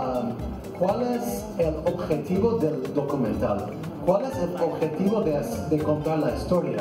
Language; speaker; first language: Spanish; non-native, fluent; English